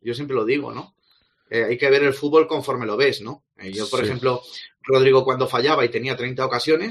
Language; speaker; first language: Spanish; native; Spanish